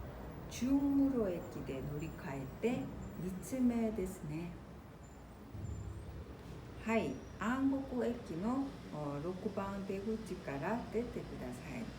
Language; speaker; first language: Japanese; non-native, fluent; Korean